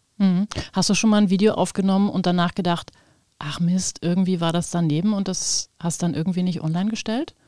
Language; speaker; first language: German; native; German